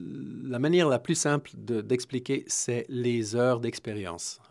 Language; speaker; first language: French; non-native, fluent; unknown